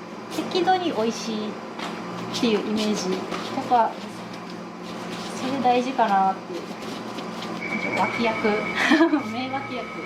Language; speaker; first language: Japanese; native; Japanese